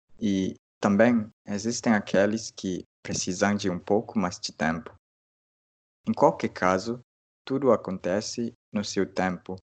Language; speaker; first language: Portuguese; non-native, fluent; Malay